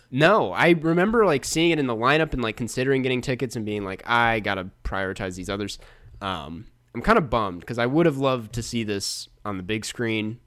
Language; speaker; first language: English; native; English